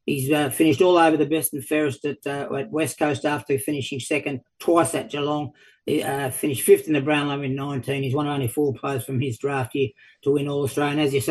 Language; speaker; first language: English; native; English